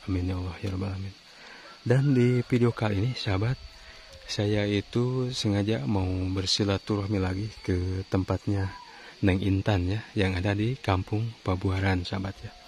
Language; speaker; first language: Indonesian; non-native, local second language; Sundanese